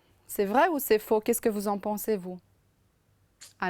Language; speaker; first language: French; non-native, fluent; Romanian